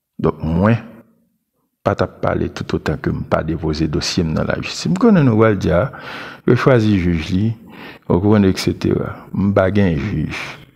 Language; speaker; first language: French; non-native, local second language; Haitian Creole